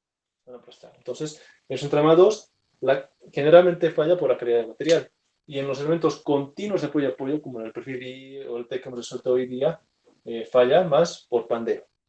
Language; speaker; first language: Spanish; native; Spanish